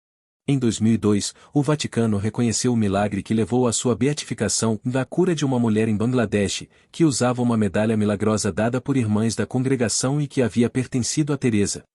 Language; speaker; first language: Portuguese; native; Portuguese